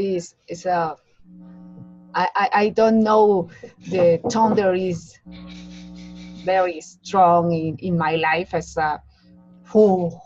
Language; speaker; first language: English; non-native, learner; Spanish